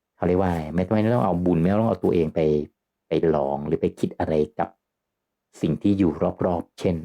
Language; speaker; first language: Thai; native; Thai